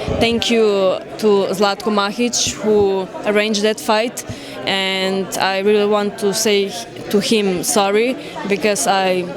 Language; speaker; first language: English; non-native, learner; Slovenian